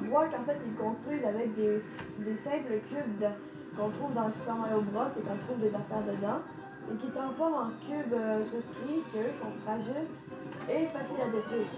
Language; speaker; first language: French; native; French